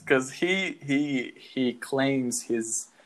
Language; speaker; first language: English; non-native, fluent; Portuguese